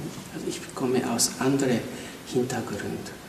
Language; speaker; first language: German; non-native, fluent; Japanese